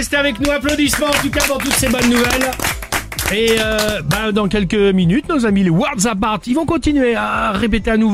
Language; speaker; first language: French; native; French